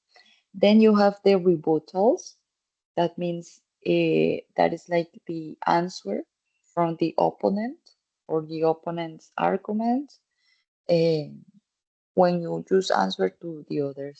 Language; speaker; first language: English; non-native, fluent; Spanish